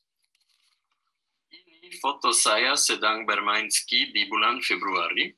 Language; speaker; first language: Indonesian; non-native, learner; German